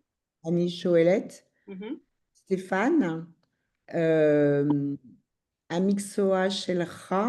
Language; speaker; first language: Hebrew; non-native, learner; French